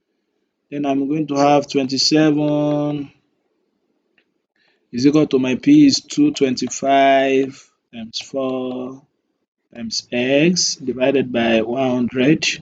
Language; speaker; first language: English; non-native, local second language; Yoruba